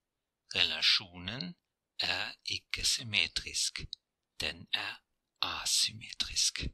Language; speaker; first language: Norwegian; non-native, fluent; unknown